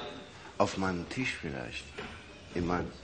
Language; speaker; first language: German; native; German